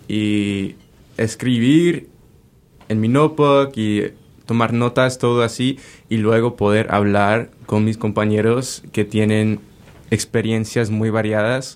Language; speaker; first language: Spanish; non-native, fluent; English